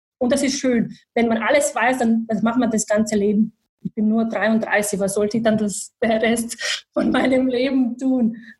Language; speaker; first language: German; non-native, fluent; Bosnian